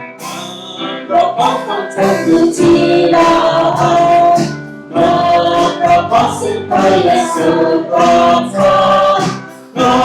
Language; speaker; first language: Thai; native; Thai